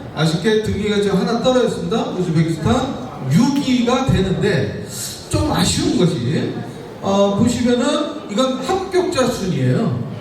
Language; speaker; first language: Korean; native; Korean